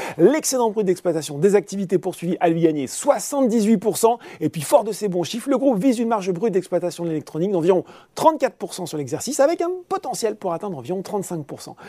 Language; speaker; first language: French; native; French